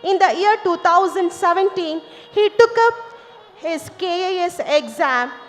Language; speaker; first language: English; non-native, local second language; Kannada